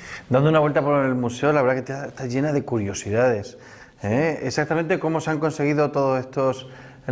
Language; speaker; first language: Spanish; native; Spanish